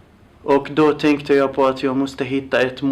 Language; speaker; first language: Swedish; non-native, fluent; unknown